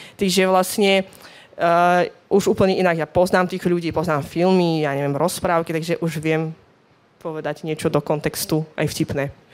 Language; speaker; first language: Slovak; non-native, fluent; Russian